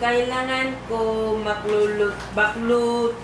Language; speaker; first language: Filipino; non-native, learner; Korean